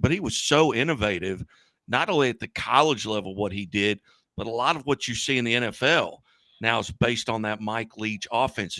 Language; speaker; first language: English; native; English